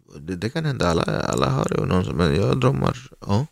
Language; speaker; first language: Swedish; non-native, learner; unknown